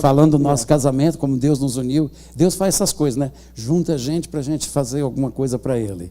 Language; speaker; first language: Portuguese; native; Portuguese